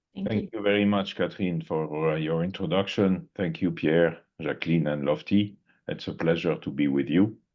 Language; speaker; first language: English; non-native, fluent; French